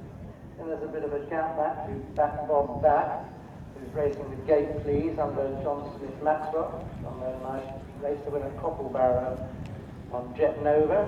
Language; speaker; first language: English; native; English